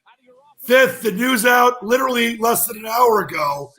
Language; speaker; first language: English; native; English